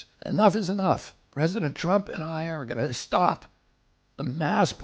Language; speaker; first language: English; native; English